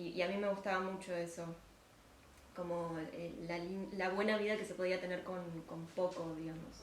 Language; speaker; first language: Spanish; early bilingual, other home language; Ukrainian